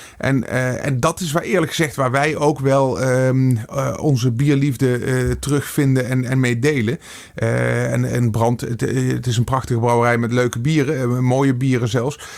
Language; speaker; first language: Dutch; native; Dutch